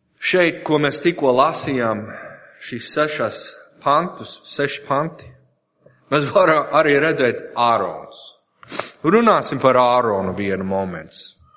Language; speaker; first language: Latvian; non-native, fluent; English